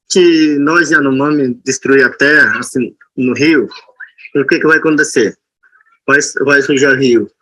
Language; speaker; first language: Portuguese; non-native, local second language; Yanomámi